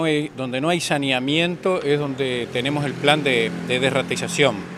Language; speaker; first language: Spanish; native; Spanish